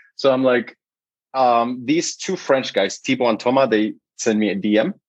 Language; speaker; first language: English; non-native, fluent; Spanish